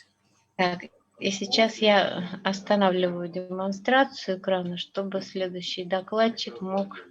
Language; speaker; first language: Russian; native; Russian